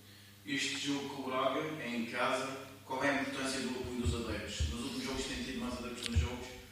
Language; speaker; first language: Portuguese; native; Portuguese